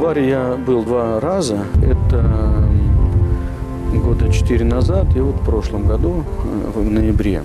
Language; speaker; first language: Russian; native; Russian